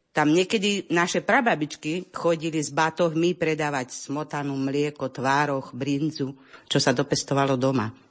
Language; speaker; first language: Slovak; early bilingual, heritage; Slovak